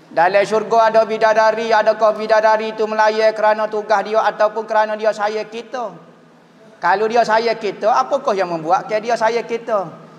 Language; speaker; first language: Malay; native; Malay